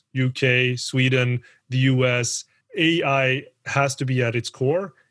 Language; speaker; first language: English; early bilingual, other home language; Spanish